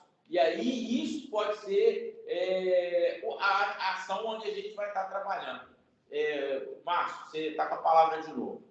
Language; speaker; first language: Portuguese; native; Portuguese